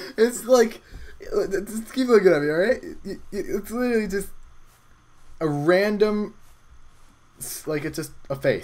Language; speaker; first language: English; native; English